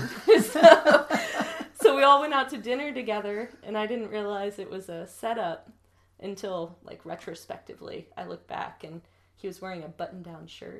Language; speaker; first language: English; native; English